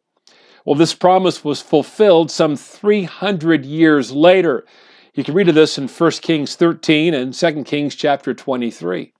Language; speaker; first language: English; native; English